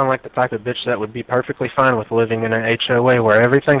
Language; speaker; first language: English; native; English